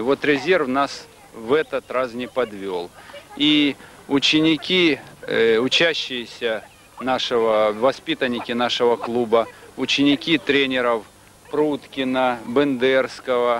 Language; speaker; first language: Russian; native; Russian